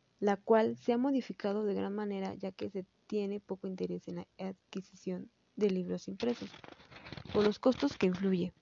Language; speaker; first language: Spanish; native; Spanish